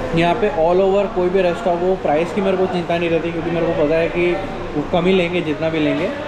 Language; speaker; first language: Hindi; native; Hindi